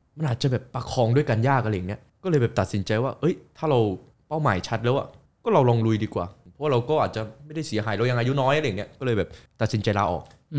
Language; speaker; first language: Thai; early bilingual, other home language; Korean